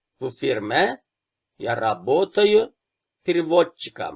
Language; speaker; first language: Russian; non-native, fluent; Turkish